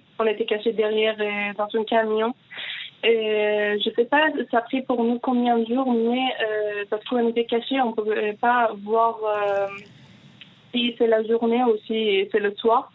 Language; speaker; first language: French; non-native, fluent; Persian